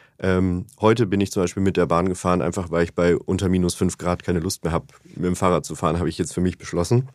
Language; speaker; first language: German; native; German